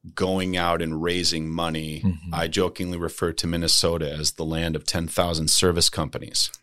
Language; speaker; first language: English; native; English